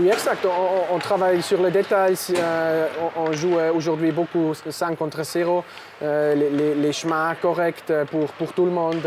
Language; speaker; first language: French; non-native, local second language; German